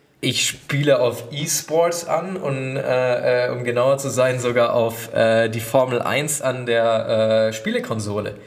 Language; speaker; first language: German; native; German